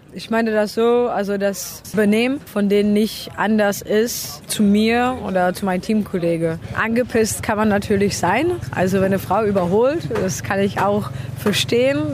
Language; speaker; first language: German; non-native, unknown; Czech